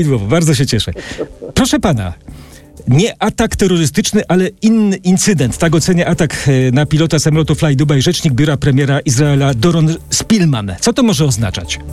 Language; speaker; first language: Polish; native; Polish